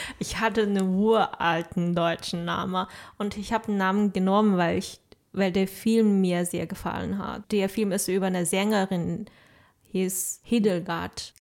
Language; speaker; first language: German; non-native, fluent; Chinese